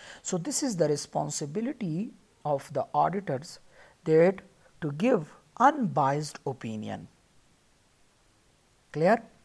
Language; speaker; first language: English; non-native, local second language; Pashto